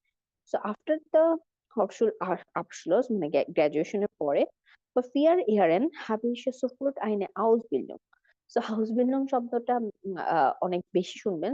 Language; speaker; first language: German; non-native, fluent; Bangla